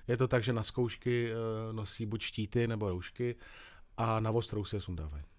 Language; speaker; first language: Czech; native; Czech